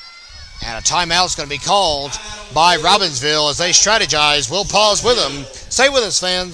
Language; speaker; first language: English; native; English